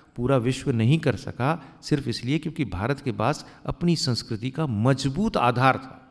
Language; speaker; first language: Hindi; native; Hindi